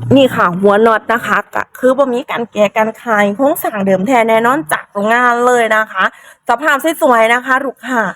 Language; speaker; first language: Thai; native; Thai